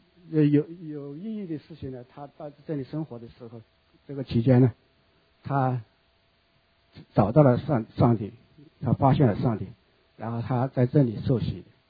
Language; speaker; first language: Chinese; native; Chinese